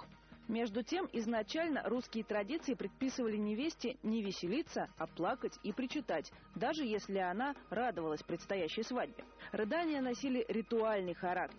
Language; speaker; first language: Russian; native; Russian